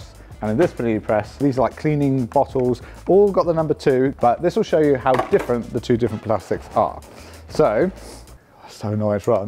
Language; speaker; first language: English; native; English